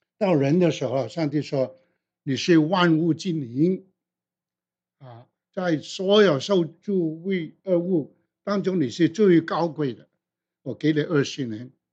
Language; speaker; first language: Chinese; non-native, local second language; Cantonese